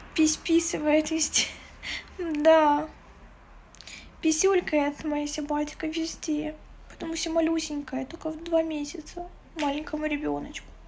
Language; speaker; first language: Russian; non-native, local second language; Ukrainian